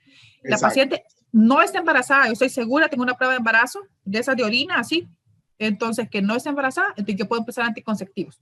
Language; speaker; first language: Spanish; native; Spanish